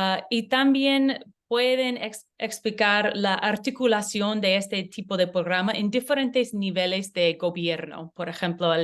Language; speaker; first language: Spanish; non-native, learner; English